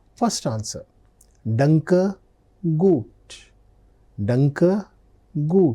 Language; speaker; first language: German; non-native, fluent; Telugu